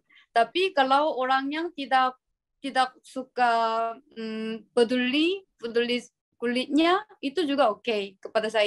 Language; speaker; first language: Indonesian; non-native, learner; Korean